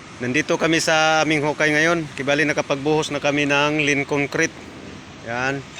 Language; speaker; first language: Filipino; non-native, local second language; Cebuano